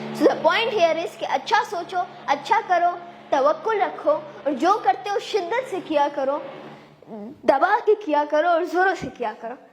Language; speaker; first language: Urdu; native; Urdu